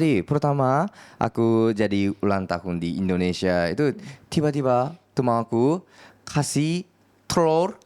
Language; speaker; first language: Indonesian; non-native, learner; Japanese